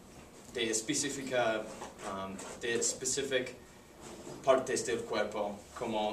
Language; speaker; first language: Spanish; non-native, learner; English